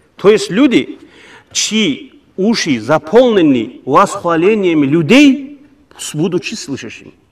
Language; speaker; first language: Russian; non-native, local second language; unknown